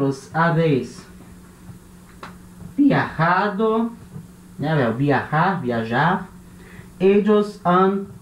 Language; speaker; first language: Spanish; non-native, fluent; Portuguese